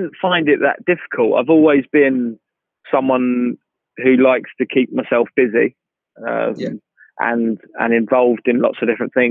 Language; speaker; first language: English; native; English